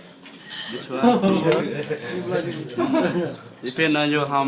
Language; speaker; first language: English; non-native, learner; Chinese